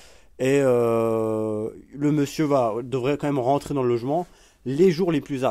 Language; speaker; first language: French; native; French